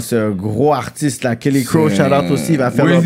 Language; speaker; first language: French; native; French